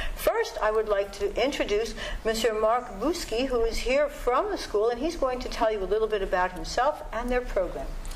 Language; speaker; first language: English; native; English